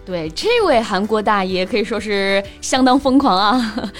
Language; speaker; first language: Chinese; native; Chinese